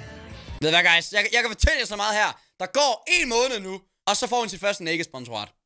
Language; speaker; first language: Danish; native; Danish